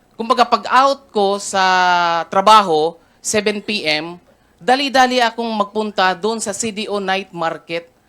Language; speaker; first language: Filipino; non-native, local second language; Cebuano